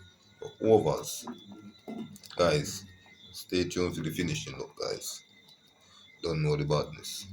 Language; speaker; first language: English; non-native, local second language; Jamaican Creole English